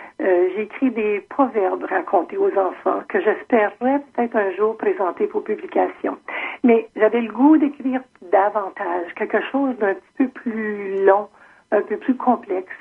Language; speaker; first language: French; native; French